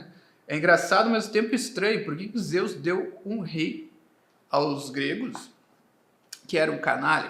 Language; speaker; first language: Portuguese; native; Portuguese